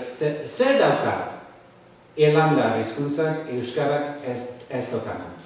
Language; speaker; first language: Basque; non-native, fluent; English